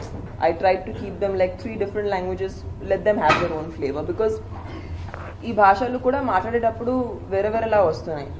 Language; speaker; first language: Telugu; non-native, fluent; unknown